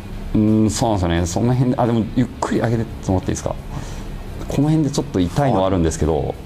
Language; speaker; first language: Japanese; native; Japanese